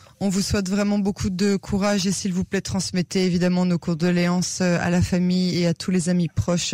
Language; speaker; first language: French; native; French